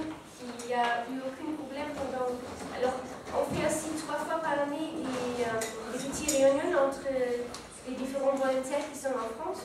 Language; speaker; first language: French; non-native, learner; German